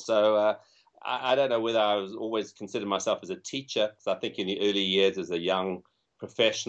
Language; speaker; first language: English; native; English